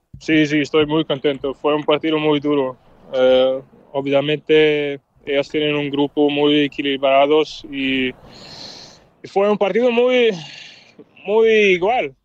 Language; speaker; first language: Spanish; non-native, fluent; Danish